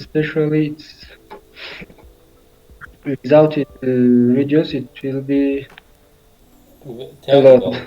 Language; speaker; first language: English; non-native, learner; Tajik